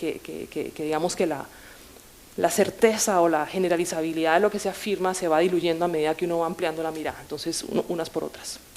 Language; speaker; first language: Spanish; native; Spanish